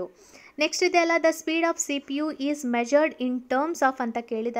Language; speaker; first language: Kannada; native; Kannada